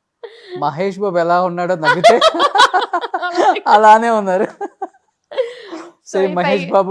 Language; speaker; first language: Telugu; native; Telugu